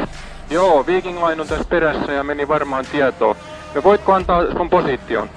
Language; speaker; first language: Finnish; native; Finnish